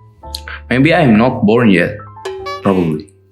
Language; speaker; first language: English; non-native, learner; Indonesian